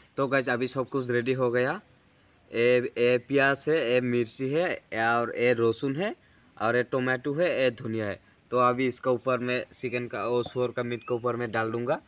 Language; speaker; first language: Hindi; non-native, local second language; Assamese